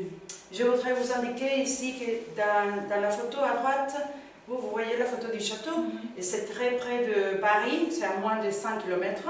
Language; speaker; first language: French; non-native, learner; Spanish